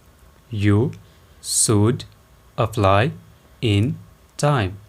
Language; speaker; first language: English; non-native, local second language; Nepali